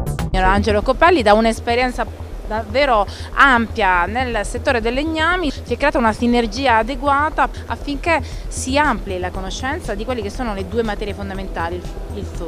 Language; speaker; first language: Italian; native; Italian